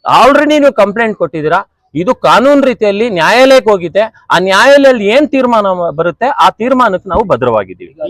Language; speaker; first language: Kannada; non-native, local second language; Urdu